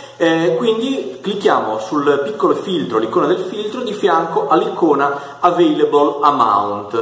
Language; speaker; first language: Italian; native; Italian